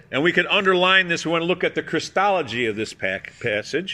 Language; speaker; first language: English; native; English